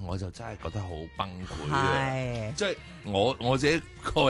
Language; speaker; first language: Cantonese; native; Cantonese